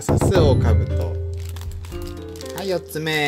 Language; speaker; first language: Japanese; native; Japanese